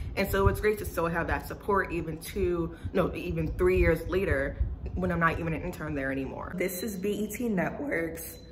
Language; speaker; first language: English; native; English